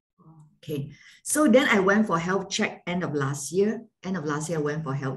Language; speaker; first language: English; non-native, fluent; Malay